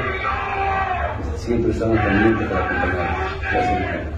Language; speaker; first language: Spanish; non-native, local second language; Aymara